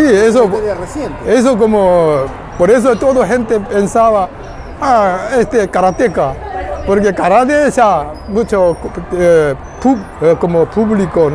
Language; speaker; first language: Spanish; non-native, learner; Korean